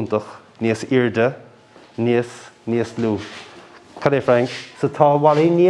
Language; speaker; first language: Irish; non-native, local second language; English